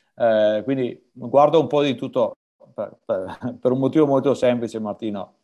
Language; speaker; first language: Italian; native; Italian